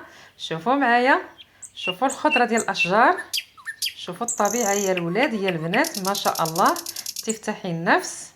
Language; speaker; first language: Arabic; native; Arabic